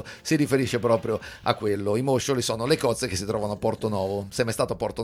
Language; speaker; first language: Italian; native; Italian